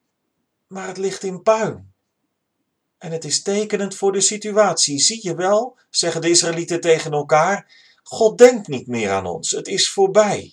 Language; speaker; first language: Dutch; native; Dutch